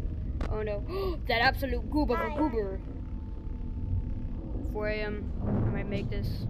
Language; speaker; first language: English; native; English